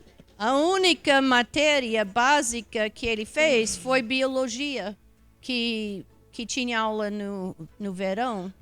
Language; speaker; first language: Portuguese; non-native, fluent; English